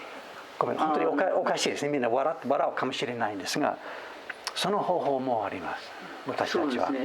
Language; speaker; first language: Japanese; non-native, fluent; English